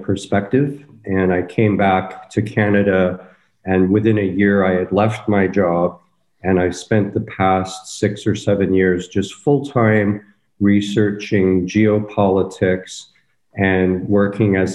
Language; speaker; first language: English; native; English